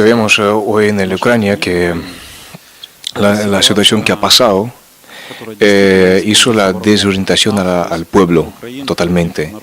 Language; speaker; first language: Spanish; non-native, fluent; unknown